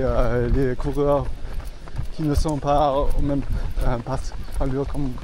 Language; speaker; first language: French; non-native, fluent; German